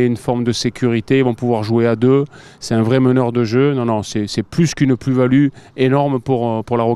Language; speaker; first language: French; native; French